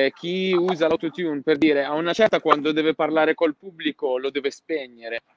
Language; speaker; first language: Italian; non-native, fluent; Arabic